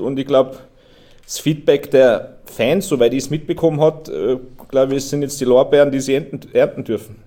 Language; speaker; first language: German; native; German